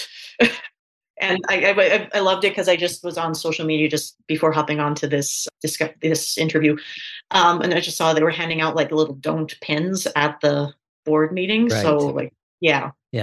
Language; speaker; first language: English; native; English